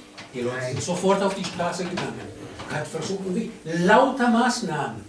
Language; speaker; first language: German; non-native, fluent; Spanish